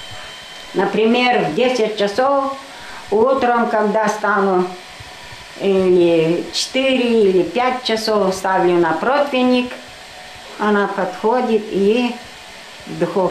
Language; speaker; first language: Russian; non-native, local second language; Albanian